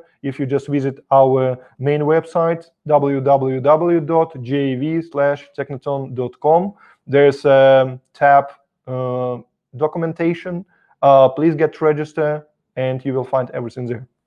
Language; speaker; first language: English; non-native, fluent; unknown